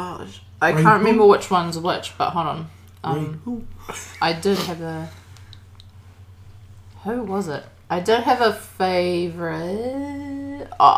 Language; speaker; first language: English; native; English